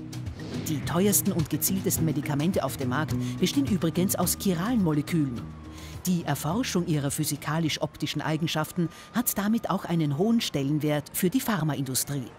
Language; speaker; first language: German; native; German